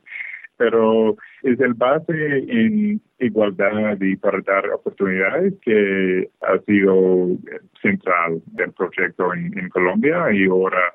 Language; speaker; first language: Spanish; non-native, fluent; English